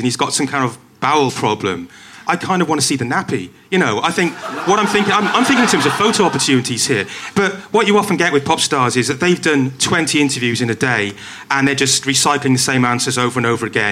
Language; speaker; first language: English; native; English